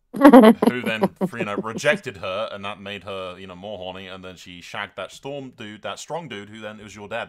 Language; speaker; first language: English; native; English